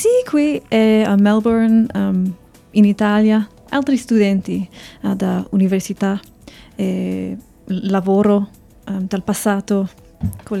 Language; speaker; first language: Italian; non-native, fluent; English